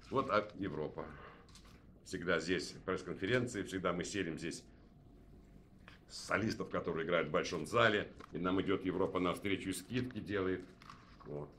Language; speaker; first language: Russian; native; Russian